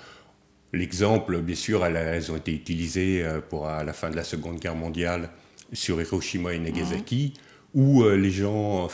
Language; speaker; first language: French; native; French